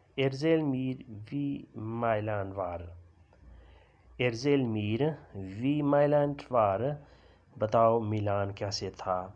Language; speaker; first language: German; non-native, learner; Urdu